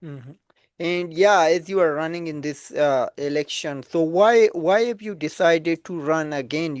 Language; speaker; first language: English; non-native, fluent; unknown